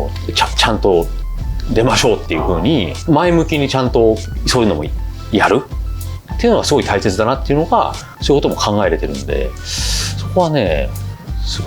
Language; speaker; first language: Japanese; native; Japanese